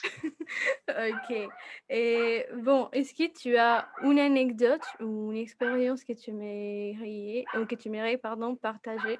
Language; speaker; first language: French; non-native, fluent; Spanish